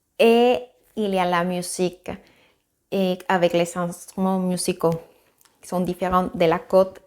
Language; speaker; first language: French; non-native, fluent; Spanish